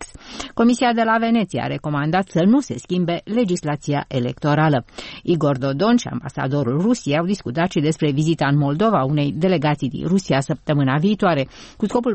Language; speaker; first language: Romanian; native; Romanian